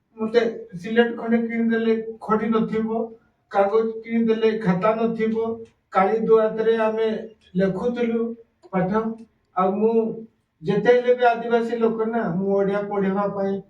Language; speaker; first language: Odia; non-native, local second language; Santali